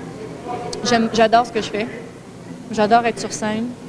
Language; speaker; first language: French; native; French